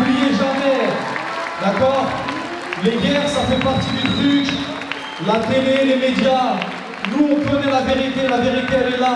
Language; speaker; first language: French; native; French